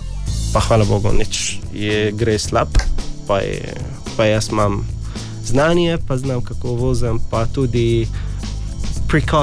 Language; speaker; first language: Slovenian; non-native, learner; Arabic